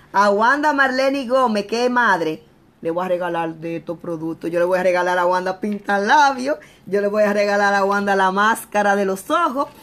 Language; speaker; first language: Spanish; native; Spanish